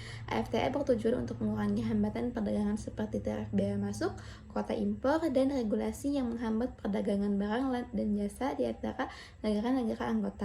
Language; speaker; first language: Indonesian; native; Indonesian